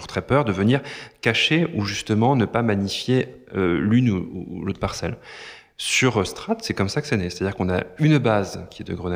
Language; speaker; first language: French; native; French